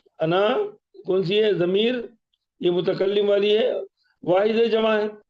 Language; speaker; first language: Urdu; native; Urdu